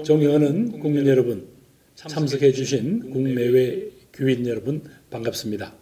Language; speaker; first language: Korean; native; Korean